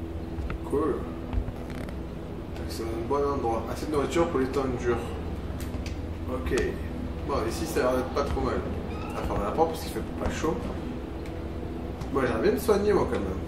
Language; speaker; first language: French; native; French